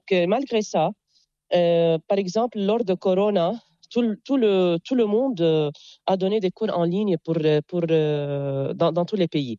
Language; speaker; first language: French; non-native, local second language; Arabic